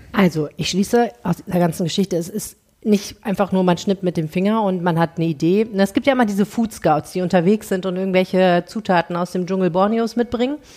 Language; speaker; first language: German; native; German